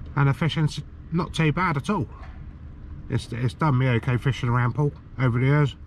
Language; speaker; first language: English; native; English